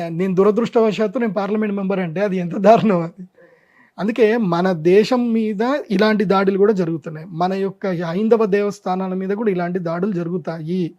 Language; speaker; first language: Telugu; non-native, local second language; Marwari